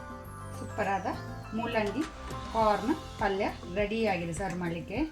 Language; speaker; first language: Kannada; native; Kannada